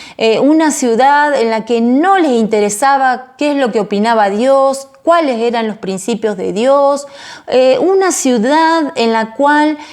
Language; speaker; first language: Spanish; native; Spanish